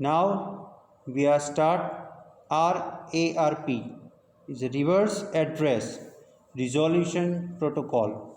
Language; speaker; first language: English; non-native, local second language; Gujarati